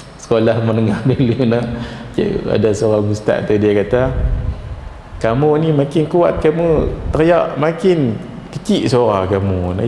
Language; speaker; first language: Malay; native; Malay